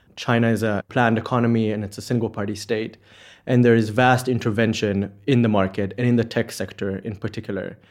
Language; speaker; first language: English; non-native, fluent; Hebrew